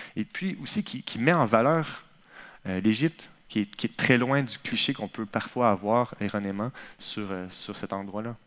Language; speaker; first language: French; native; French